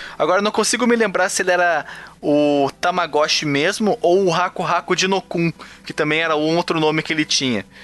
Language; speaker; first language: Portuguese; native; Portuguese